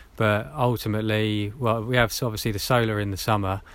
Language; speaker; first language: English; native; English